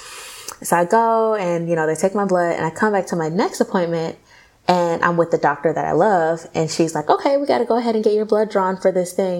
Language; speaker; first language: English; native; English